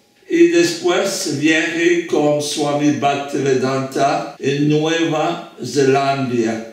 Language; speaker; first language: Spanish; non-native, fluent; French